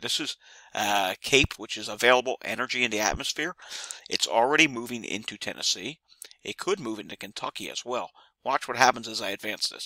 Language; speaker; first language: English; native; English